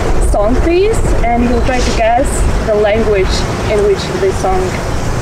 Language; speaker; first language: English; non-native, fluent; Ukrainian